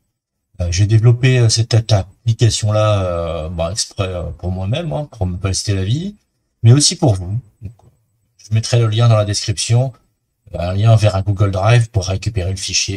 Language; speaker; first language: French; native; French